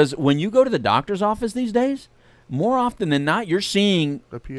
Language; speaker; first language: English; native; English